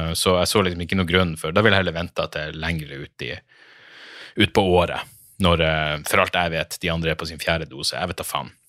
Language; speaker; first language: Norwegian; native; Norwegian